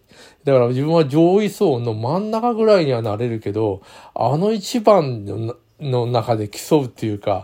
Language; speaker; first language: Japanese; native; Japanese